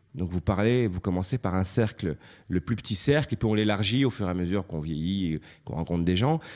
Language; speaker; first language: French; native; French